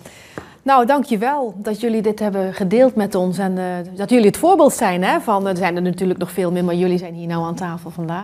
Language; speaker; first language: Dutch; native; Dutch